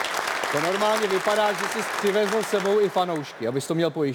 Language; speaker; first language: Czech; native; Czech